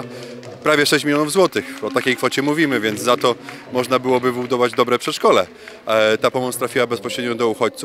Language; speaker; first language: Polish; native; Polish